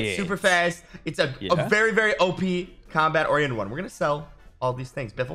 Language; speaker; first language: English; native; English